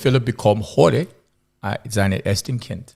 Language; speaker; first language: German; non-native, learner; English